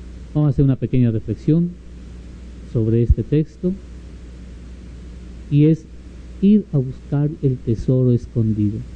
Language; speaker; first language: Spanish; native; Spanish